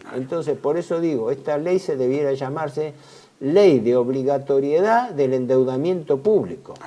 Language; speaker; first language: Spanish; native; Spanish